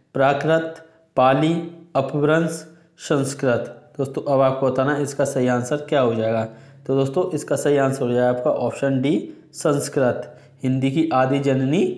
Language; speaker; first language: Hindi; native; Hindi